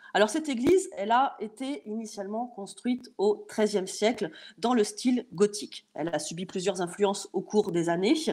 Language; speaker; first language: French; native; French